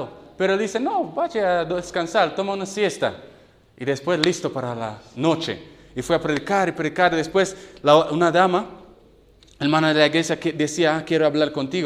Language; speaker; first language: Spanish; non-native, learner; English